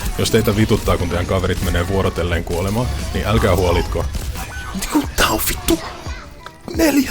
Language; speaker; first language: Finnish; non-native, fluent; English